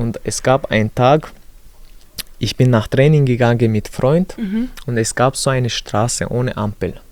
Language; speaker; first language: German; non-native, learner; Chechen